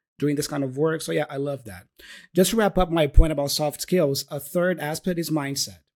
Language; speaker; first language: English; non-native, fluent; Portuguese